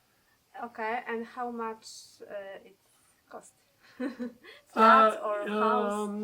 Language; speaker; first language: English; non-native, learner; Polish